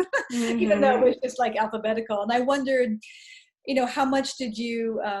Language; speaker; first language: English; native; English